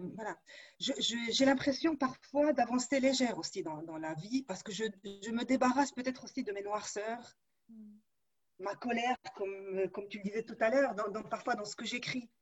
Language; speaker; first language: French; non-native, local second language; Arabic